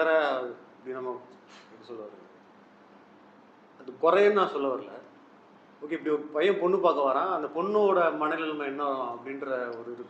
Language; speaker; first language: Tamil; native; Tamil